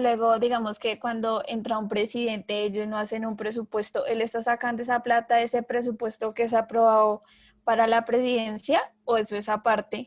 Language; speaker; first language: Spanish; native; Spanish